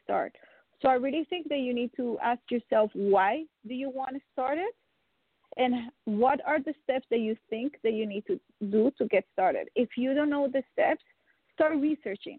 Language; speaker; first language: English; non-native, fluent; Dutch